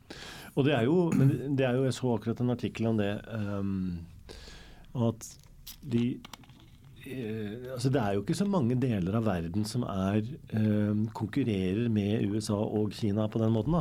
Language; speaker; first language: Norwegian; native; Norwegian